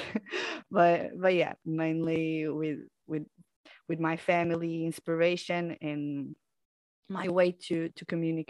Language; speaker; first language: English; non-native, fluent; Portuguese